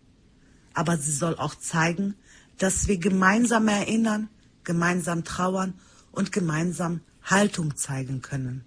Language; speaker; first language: German; early bilingual, other home language; Turkish